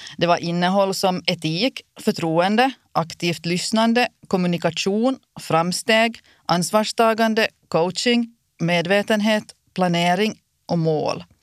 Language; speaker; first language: Swedish; native; Swedish